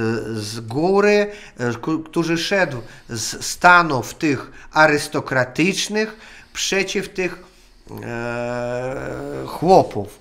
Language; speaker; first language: Polish; non-native, learner; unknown